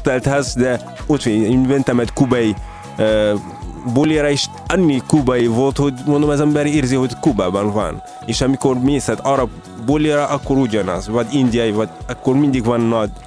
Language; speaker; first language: Hungarian; non-native, fluent; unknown